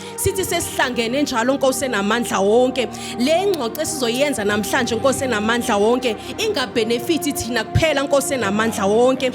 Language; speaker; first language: Zulu; native; Zulu